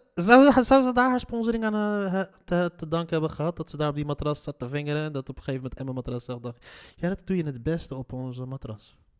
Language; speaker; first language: Dutch; early bilingual, other home language; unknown